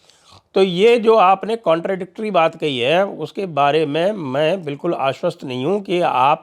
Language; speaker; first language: Hindi; native; Hindi